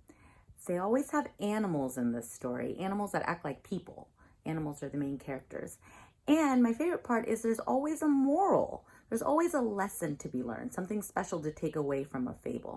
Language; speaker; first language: English; native; English